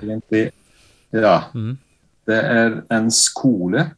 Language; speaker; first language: Norwegian; non-native, fluent; Bosnian